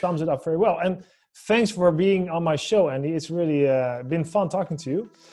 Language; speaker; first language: English; non-native, fluent; Dutch